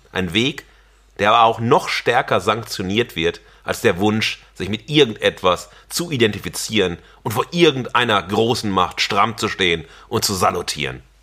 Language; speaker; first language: German; native; German